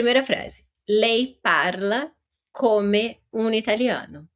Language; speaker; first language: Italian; non-native, fluent; Portuguese